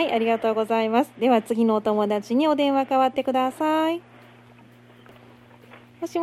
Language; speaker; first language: Japanese; native; Japanese